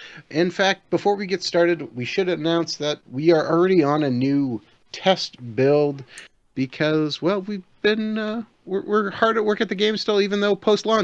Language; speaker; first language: English; native; English